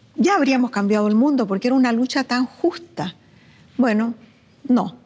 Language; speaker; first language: Spanish; native; Spanish